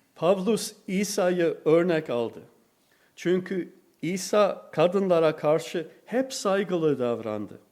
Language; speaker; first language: Turkish; non-native, fluent; English